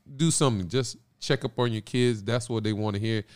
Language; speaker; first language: English; early bilingual, other home language; Spanish